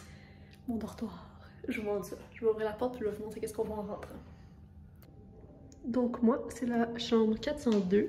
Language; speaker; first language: French; native; French